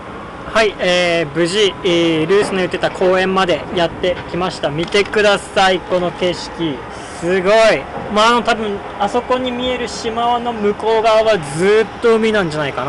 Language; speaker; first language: Japanese; native; Japanese